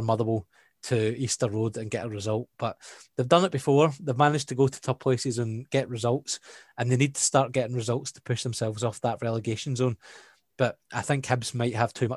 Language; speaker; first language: English; native; English